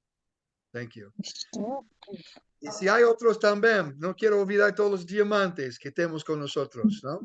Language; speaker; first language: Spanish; non-native, fluent; English